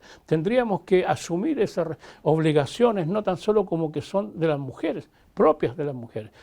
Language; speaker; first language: Spanish; native; Spanish